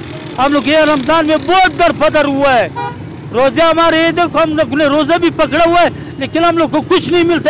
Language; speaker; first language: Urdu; non-native, local second language; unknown